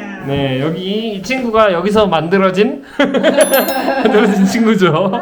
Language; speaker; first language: Korean; native; Korean